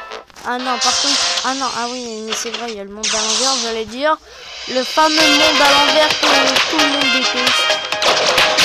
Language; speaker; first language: French; native; French